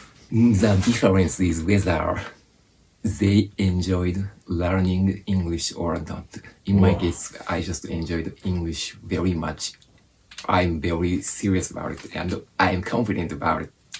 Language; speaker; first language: English; non-native, fluent; Japanese